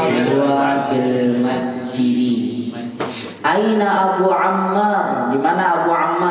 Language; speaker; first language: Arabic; non-native, fluent; Indonesian